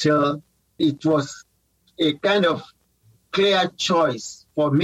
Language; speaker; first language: English; non-native, local second language; Yoruba